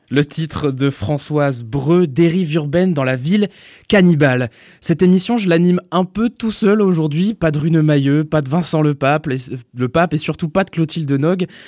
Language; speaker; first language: French; native; French